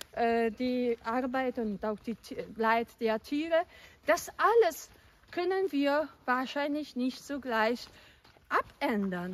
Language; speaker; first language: German; non-native, fluent; Polish